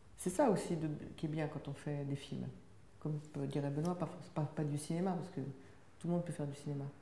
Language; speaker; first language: French; native; French